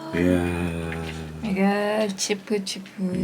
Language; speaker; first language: Korean; non-native, learner; Thai